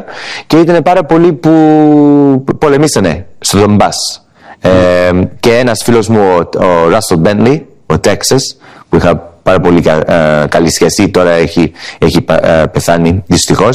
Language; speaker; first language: Greek; early bilingual, heritage; English